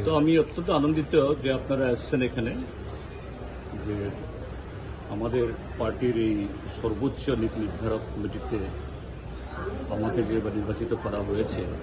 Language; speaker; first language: Bangla; non-native, local second language; Kok Borok